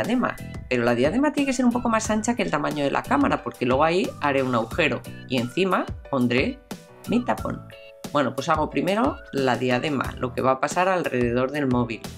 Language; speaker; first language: Spanish; native; Spanish